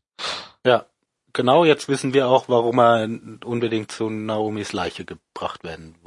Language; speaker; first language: German; native; German